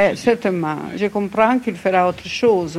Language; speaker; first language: French; non-native, fluent; Italian